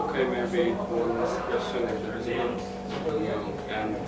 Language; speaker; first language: English; non-native, fluent; Polish